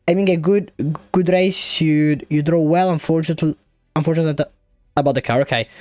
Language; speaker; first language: English; non-native, fluent; Italian